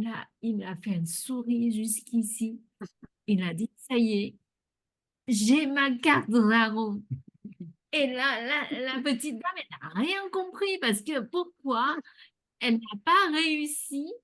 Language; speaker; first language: French; non-native, fluent; Vietnamese